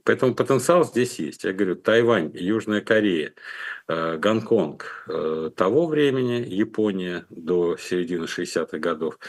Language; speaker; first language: Russian; native; Russian